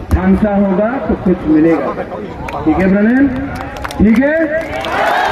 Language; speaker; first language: Hindi; non-native, local second language; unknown